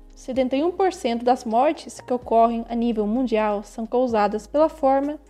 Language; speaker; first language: Portuguese; early bilingual, other home language; Spanish